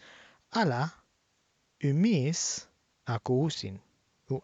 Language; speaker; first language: Greek; non-native, learner; English